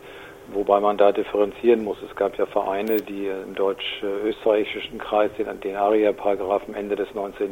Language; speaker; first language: German; native; German